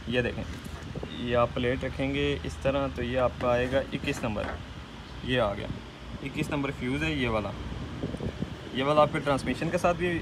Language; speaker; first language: Urdu; native; Urdu